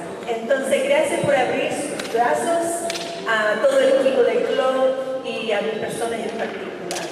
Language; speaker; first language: Spanish; non-native, fluent; Finnish